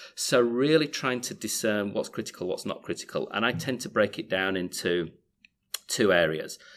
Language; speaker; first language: English; native; English